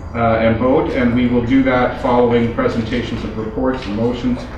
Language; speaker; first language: English; native; English